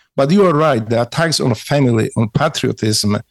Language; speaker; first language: English; non-native, fluent; Polish